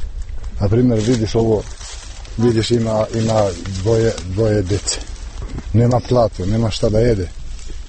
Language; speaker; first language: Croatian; non-native, local second language; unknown